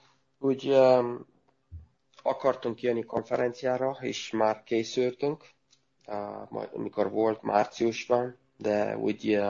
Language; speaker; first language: Hungarian; non-native, learner; Romanian